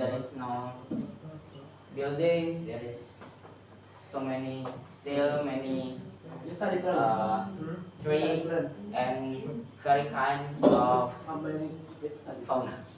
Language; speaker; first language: English; non-native, learner; Indonesian